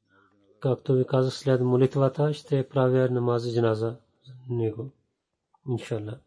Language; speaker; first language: Bulgarian; non-native, learner; Urdu